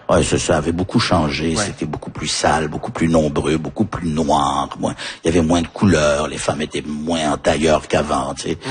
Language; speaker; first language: French; early bilingual, heritage; French